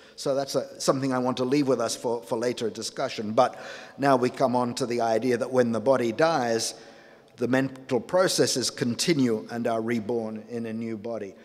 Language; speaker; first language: English; native; English